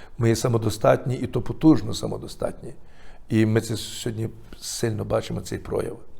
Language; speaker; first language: Ukrainian; native; Ukrainian